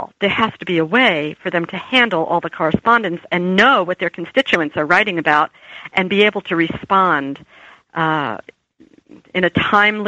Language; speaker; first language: English; native; English